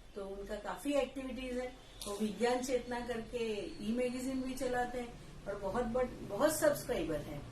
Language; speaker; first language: Hindi; non-native, local second language; Gujarati